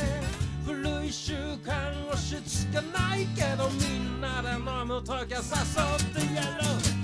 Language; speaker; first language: Japanese; native; Japanese